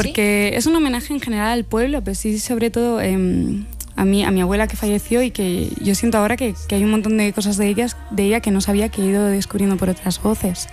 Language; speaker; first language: Spanish; native; Spanish